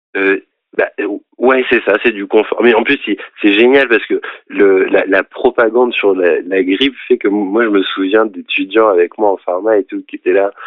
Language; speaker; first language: French; native; French